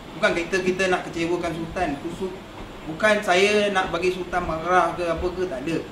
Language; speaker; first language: Malay; non-native, local second language; Tamil